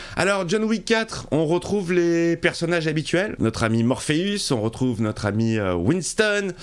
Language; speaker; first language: French; native; French